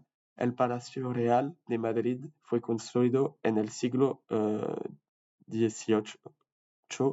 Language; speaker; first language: Spanish; non-native, learner; French